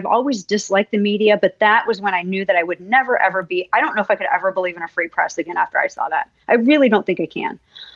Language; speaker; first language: English; native; English